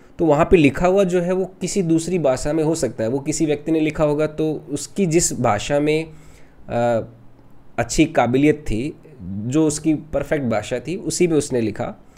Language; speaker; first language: Hindi; non-native, local second language; Rajasthani